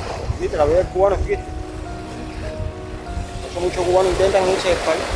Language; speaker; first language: Spanish; native; Spanish